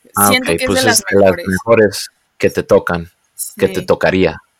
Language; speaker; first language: Spanish; early bilingual, heritage; Spanish